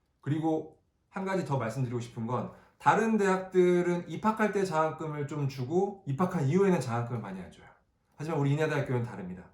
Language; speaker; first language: Korean; native; Korean